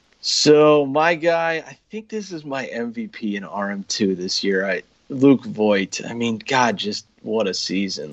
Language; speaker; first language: English; native; English